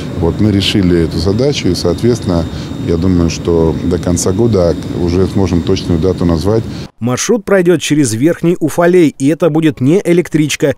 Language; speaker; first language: Russian; native; Russian